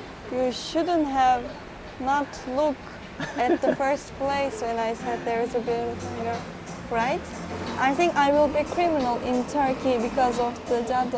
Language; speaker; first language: English; non-native, fluent; Turkish